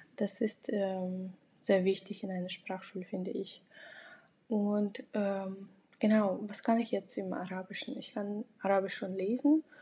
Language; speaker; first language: German; non-native, fluent; Russian